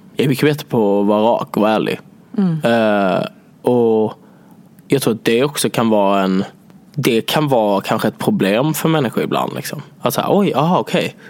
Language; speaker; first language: Swedish; native; Swedish